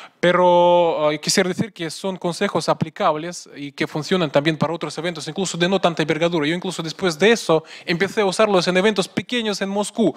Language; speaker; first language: Spanish; non-native, fluent; Russian